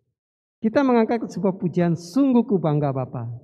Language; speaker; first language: Indonesian; native; Indonesian